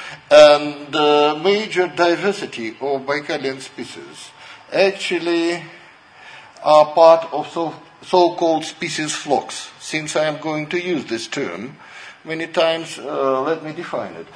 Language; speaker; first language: English; non-native, fluent; Russian